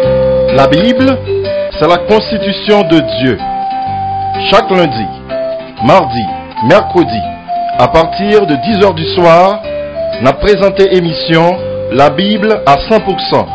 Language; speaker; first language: French; non-native, local second language; Haitian Creole